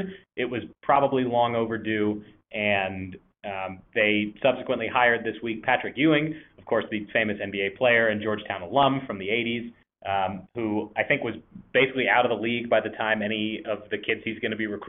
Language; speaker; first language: English; native; English